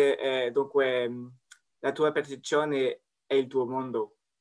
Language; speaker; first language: Italian; non-native, fluent; French